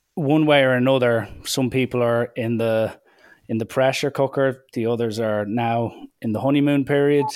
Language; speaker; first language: English; native; English